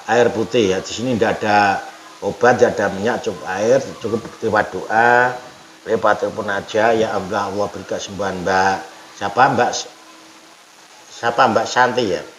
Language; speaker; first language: Indonesian; non-native, local second language; Javanese